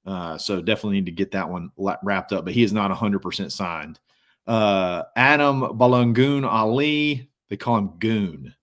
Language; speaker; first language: English; native; English